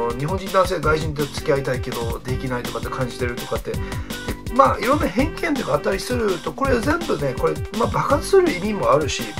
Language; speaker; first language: Japanese; non-native, fluent; English